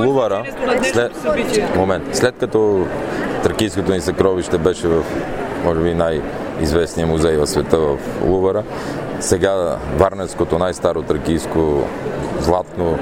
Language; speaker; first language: Bulgarian; native; Bulgarian